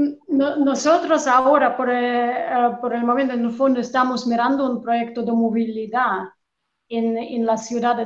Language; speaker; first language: Spanish; non-native, fluent; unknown